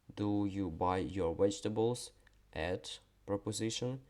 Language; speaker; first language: English; non-native, fluent; Ukrainian